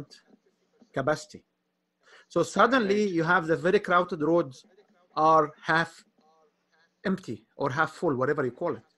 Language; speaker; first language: English; non-native, fluent; Arabic